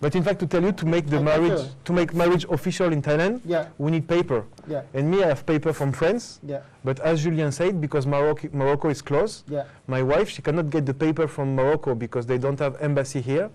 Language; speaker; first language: English; non-native, fluent; French